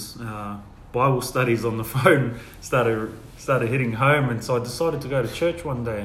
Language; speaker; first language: English; native; English